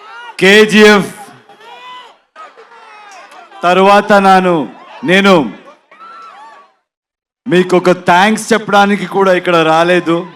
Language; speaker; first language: Telugu; non-native, learner; Kannada